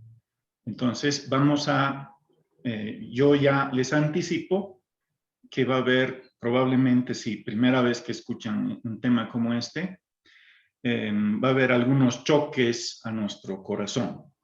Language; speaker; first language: Spanish; native; Spanish